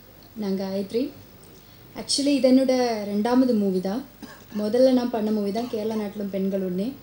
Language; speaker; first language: Tamil; non-native, learner; Malayalam